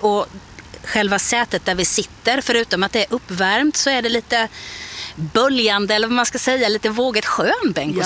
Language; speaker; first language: Swedish; native; Swedish